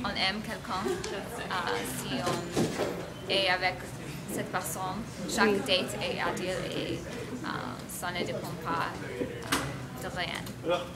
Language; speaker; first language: French; non-native, learner; English